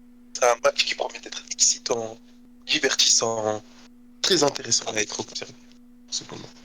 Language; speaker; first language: French; native; French